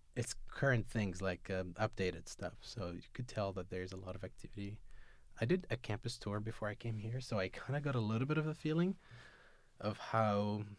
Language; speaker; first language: English; non-native, fluent; Arabic